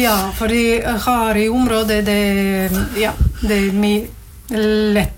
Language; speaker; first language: Norwegian; non-native, learner; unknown